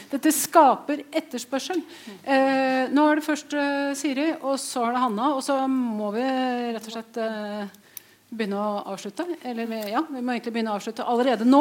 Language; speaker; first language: Norwegian; native; Norwegian